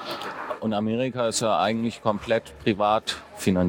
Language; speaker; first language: German; native; German